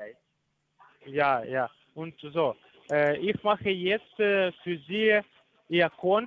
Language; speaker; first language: German; non-native, learner; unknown